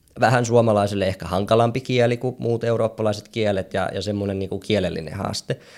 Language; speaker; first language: Finnish; native; Finnish